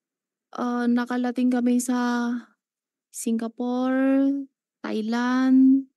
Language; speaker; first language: Filipino; non-native, learner; Chinese